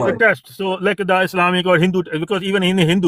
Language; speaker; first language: English; non-native, fluent; Punjabi